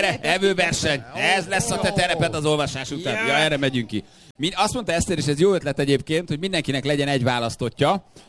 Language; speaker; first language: Hungarian; native; Hungarian